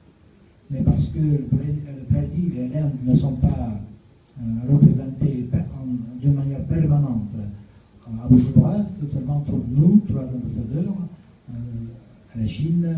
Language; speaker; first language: French; non-native, fluent; Russian